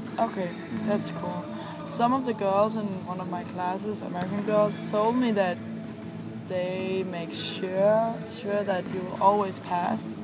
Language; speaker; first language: English; non-native, fluent; Danish